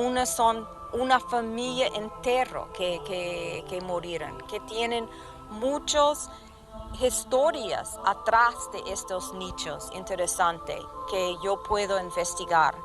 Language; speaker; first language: Spanish; non-native, fluent; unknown